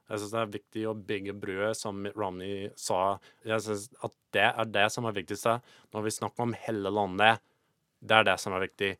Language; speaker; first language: Norwegian; non-native, fluent; English